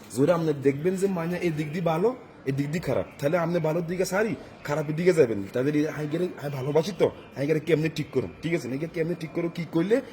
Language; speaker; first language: Bangla; non-native, learner; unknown